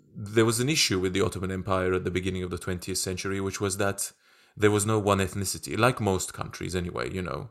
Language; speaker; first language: English; non-native, fluent; Turkish